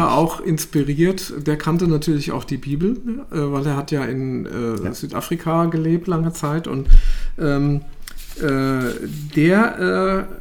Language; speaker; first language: German; native; German